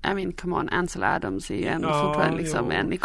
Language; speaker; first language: Swedish; native; Swedish